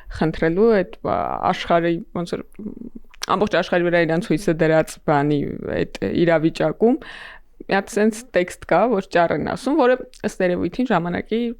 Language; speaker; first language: Armenian; native; Armenian